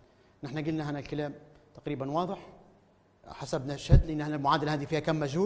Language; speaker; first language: Arabic; native; Arabic